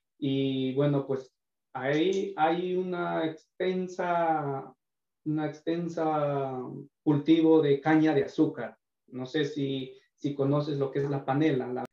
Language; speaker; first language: Spanish; native; Spanish